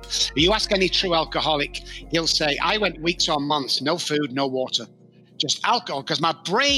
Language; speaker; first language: English; native; English